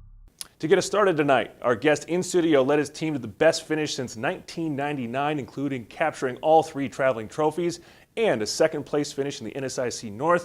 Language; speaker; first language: English; native; English